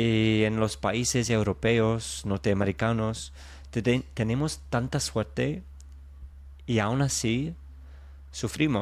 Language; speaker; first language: Spanish; non-native, fluent; English